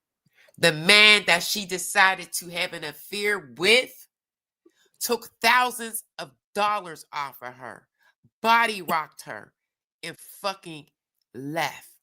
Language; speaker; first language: English; native; English